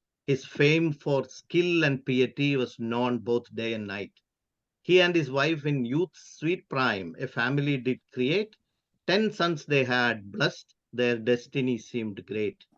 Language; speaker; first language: English; non-native, local second language; Malayalam